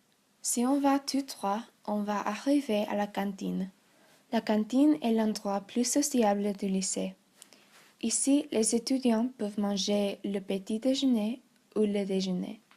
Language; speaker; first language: French; non-native, learner; English